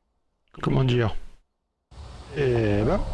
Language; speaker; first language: French; native; French